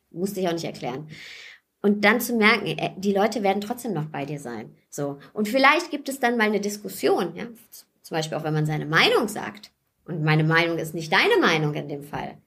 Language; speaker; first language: German; early bilingual, other home language; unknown